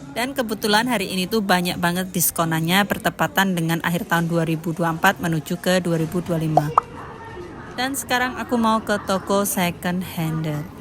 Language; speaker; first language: Indonesian; native; Indonesian